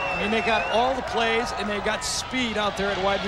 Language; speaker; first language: English; native; English